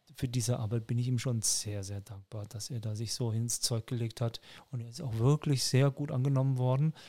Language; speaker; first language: German; native; German